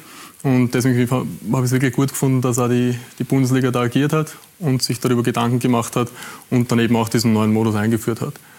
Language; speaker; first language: German; native; German